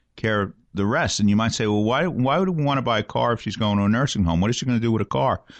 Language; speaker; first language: English; native; English